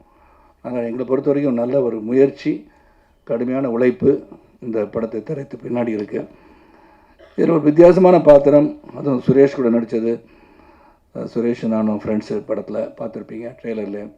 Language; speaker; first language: Tamil; native; Tamil